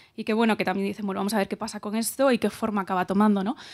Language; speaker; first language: Spanish; native; Spanish